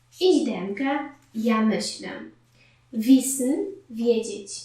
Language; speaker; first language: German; non-native, fluent; Polish